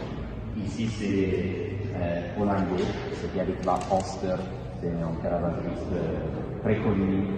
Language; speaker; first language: French; non-native, fluent; Italian